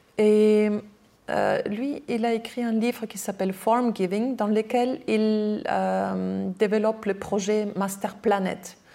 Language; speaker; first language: French; non-native, fluent; German